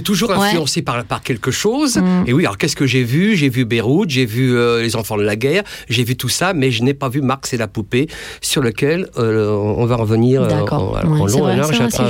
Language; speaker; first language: French; native; French